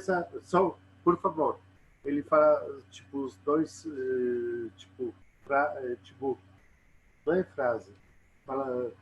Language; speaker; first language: Portuguese; non-native, learner; Polish